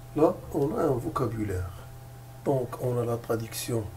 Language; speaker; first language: French; non-native, local second language; Arabic